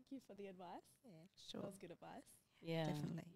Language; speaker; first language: English; native; English